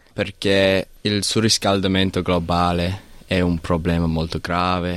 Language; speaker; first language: Italian; non-native, learner; English